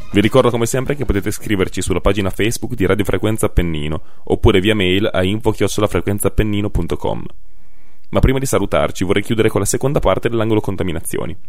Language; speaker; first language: Italian; native; Italian